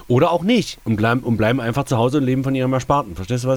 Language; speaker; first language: German; native; German